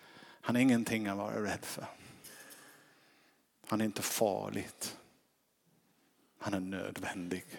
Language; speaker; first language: Swedish; non-native, fluent; English